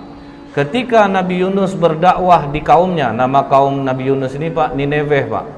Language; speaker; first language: Indonesian; native; Indonesian